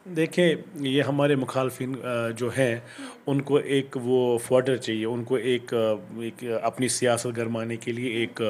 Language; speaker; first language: Hindi; non-native, local second language; Kashmiri